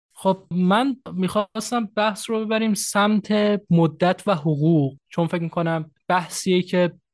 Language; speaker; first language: Persian; native; Persian